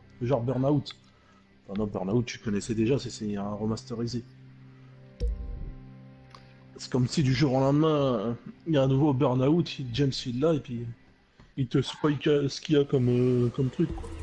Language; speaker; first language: French; native; French